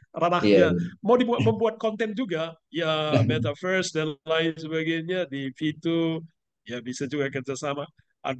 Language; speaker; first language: Indonesian; native; Indonesian